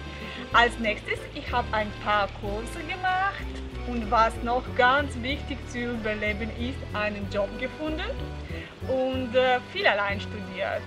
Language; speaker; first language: German; non-native, fluent; Russian